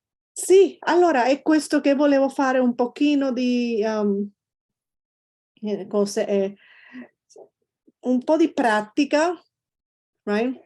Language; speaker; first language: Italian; non-native, fluent; Spanish